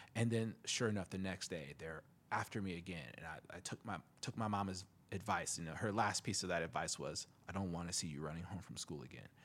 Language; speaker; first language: English; native; English